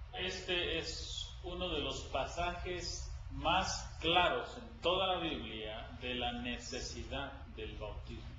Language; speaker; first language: Spanish; non-native, fluent; English